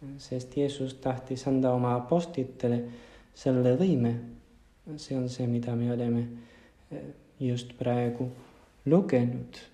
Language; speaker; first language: Estonian; non-native, fluent; Spanish